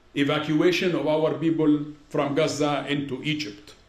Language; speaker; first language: English; non-native, fluent; Arabic